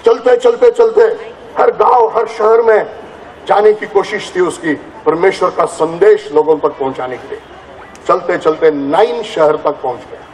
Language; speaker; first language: Hindi; non-native, local second language; Marathi